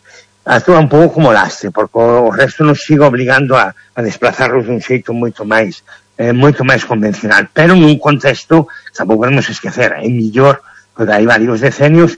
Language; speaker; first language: Galician; native; Galician